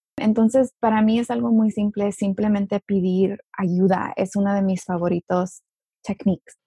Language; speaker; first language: Spanish; early bilingual, heritage; Spanish